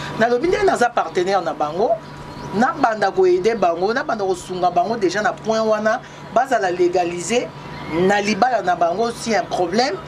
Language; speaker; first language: Lingala; native; Lingala